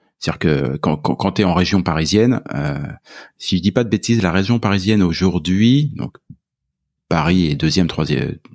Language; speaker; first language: French; native; French